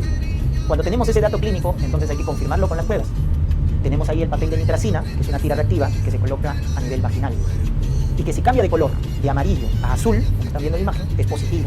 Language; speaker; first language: Spanish; native; Spanish